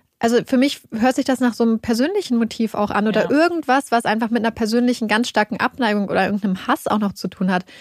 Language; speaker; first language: German; native; German